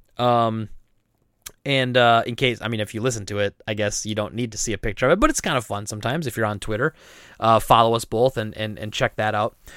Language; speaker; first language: English; native; English